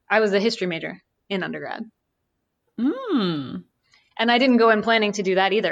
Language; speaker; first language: English; native; English